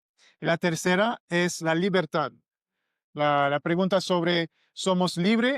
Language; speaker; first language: Spanish; non-native, learner; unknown